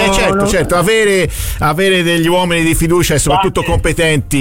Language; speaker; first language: Italian; native; Italian